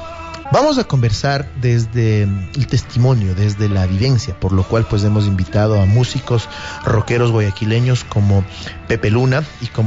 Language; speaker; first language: Spanish; native; Spanish